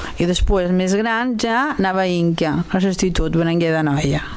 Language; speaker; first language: Catalan; native; Catalan